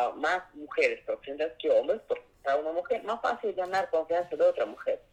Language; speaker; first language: Spanish; non-native, learner; Russian